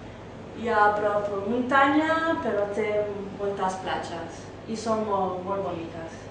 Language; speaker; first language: Catalan; non-native, learner; Italian